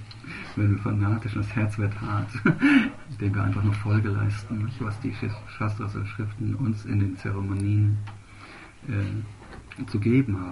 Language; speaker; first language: German; native; German